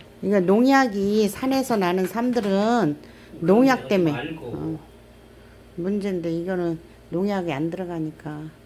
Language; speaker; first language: Korean; native; Korean